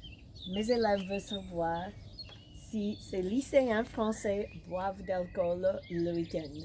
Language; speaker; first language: French; non-native, fluent; English